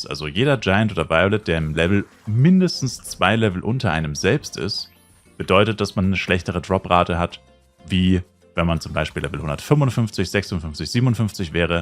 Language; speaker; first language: German; native; German